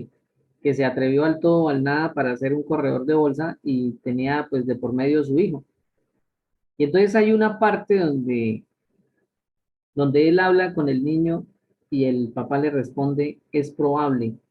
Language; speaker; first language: Spanish; native; Spanish